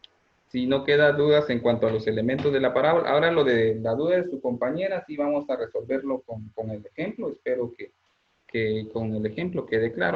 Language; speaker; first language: Spanish; native; Spanish